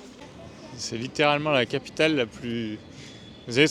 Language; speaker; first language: French; native; French